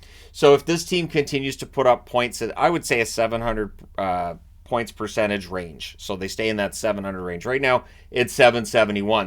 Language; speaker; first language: English; native; English